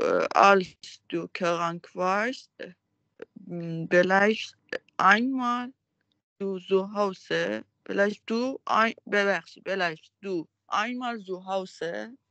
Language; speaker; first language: German; non-native, learner; Persian